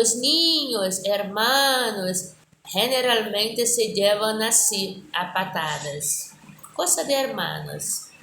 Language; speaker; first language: Spanish; non-native, fluent; Portuguese